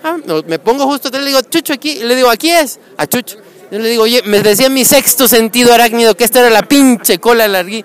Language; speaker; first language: Spanish; native; Spanish